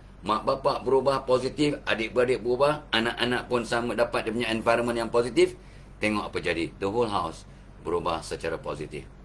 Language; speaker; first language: Malay; native; Malay